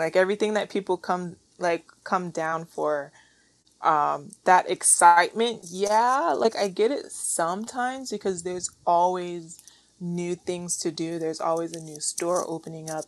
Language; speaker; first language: English; native; English